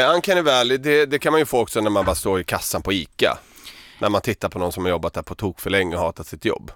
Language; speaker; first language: Swedish; early bilingual, other home language; Serbian